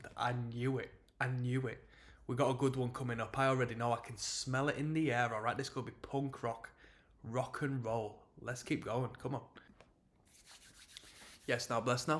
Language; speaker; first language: English; native; English